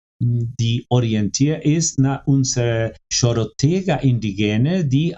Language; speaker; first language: German; non-native, fluent; Spanish